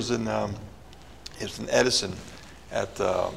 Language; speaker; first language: English; early bilingual, other home language; Italian